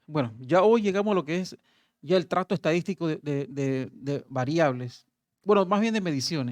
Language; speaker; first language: Spanish; native; Spanish